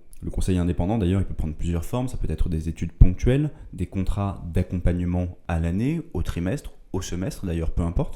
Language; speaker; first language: French; native; French